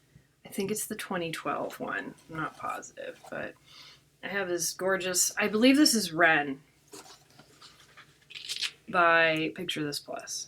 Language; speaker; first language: English; native; English